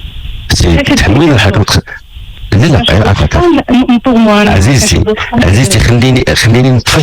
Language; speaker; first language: Arabic; native; Arabic